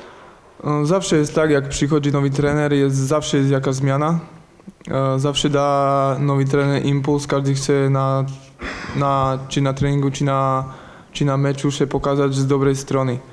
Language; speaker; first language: Polish; non-native, learner; Slovak